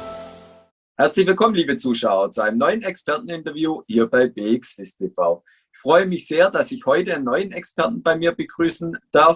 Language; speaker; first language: German; native; German